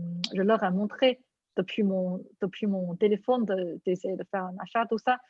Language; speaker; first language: French; non-native, fluent; Chinese